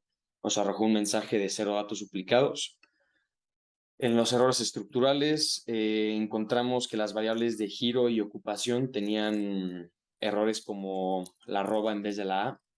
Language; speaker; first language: Spanish; native; Spanish